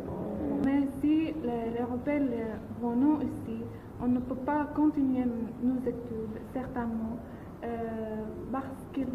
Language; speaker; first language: French; non-native, learner; Arabic